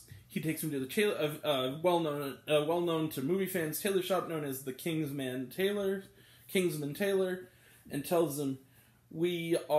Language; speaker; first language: English; native; English